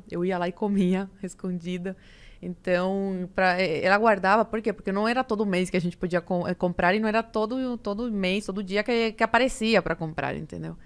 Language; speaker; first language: Portuguese; early bilingual, other home language; Spanish